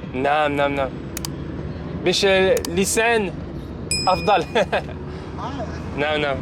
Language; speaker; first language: Arabic; non-native, learner; French